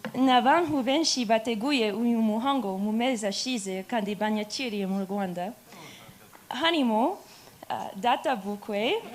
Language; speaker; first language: Kinyarwanda; non-native, learner; English